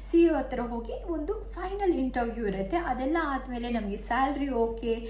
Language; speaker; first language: Kannada; non-native, local second language; Tulu